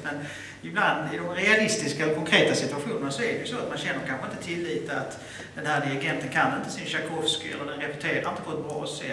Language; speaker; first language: Swedish; native; Swedish